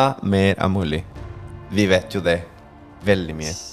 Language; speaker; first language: Norwegian; non-native, fluent; Spanish